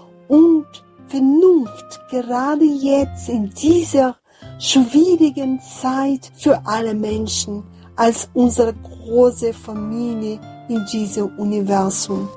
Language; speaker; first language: German; non-native, fluent; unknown